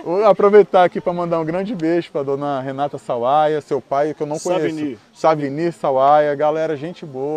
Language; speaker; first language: Portuguese; native; Portuguese